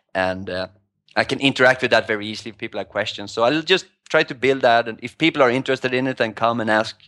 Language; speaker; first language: English; non-native, fluent; Swedish